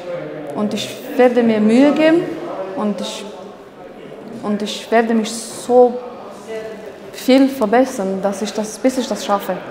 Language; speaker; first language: German; non-native, fluent; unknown